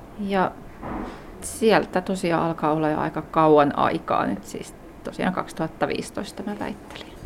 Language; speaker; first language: Finnish; native; Finnish